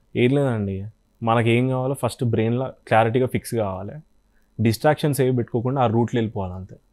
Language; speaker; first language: Telugu; native; Telugu